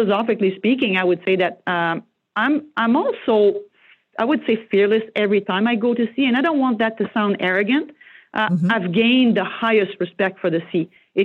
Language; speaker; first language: English; non-native, fluent; French